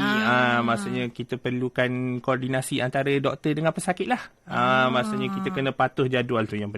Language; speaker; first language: Malay; native; Malay